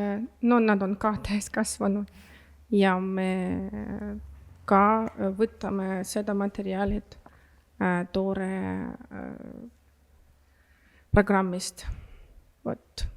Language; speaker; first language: Estonian; non-native, local second language; Russian